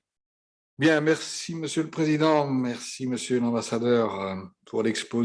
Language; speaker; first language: French; native; French